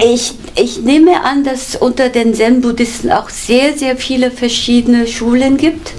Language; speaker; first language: German; non-native, fluent; Korean